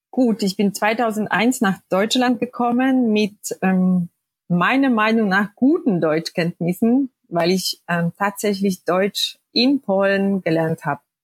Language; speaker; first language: German; non-native, fluent; Polish